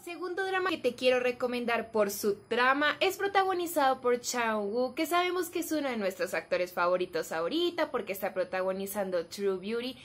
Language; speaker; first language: Spanish; native; Spanish